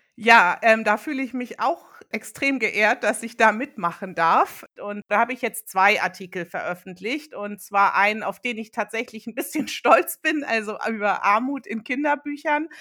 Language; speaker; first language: German; early bilingual, other home language; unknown